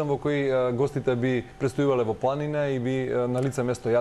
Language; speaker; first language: Macedonian; native; Macedonian